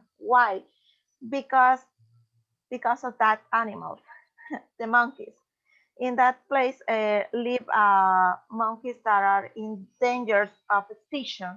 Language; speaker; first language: English; non-native, learner; Spanish